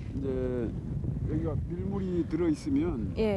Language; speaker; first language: Korean; native; Korean